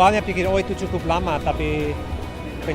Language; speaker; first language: Indonesian; non-native, fluent; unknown